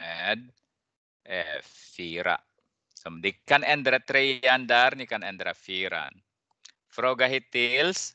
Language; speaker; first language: Swedish; non-native, fluent; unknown